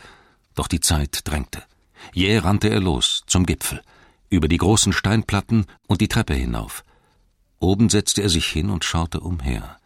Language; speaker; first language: German; native; German